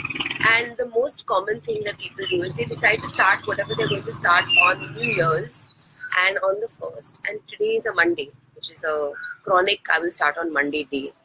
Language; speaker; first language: English; non-native, local second language; Hindi